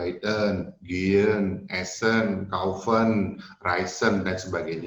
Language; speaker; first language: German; non-native, fluent; Indonesian